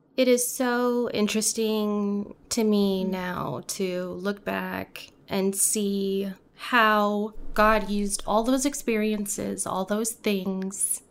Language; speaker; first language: English; non-native, local second language; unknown